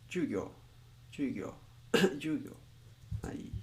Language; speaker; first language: Japanese; non-native, learner; Spanish